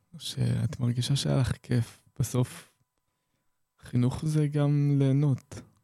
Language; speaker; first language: Hebrew; native; Hebrew